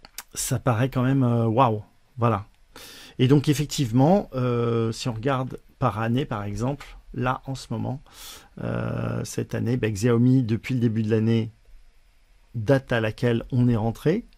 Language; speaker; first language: French; native; French